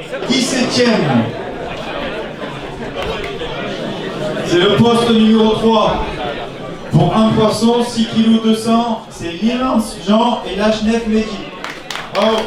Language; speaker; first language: French; native; French